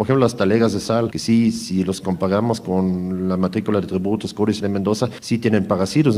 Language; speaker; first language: Spanish; native; Spanish